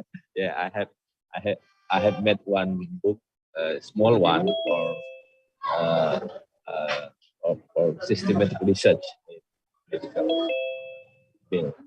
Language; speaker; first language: English; non-native, learner; Indonesian